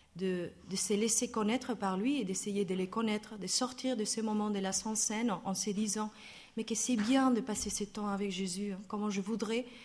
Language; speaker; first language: French; non-native, fluent; Spanish